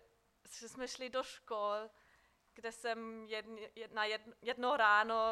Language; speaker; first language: Czech; non-native, fluent; German